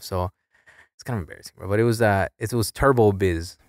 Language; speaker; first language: English; early bilingual, other home language; Spanish